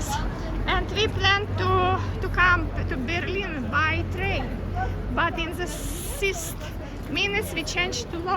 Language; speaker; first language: English; non-native, learner; Russian